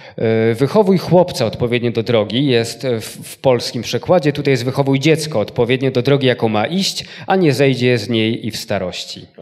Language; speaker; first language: Polish; native; Polish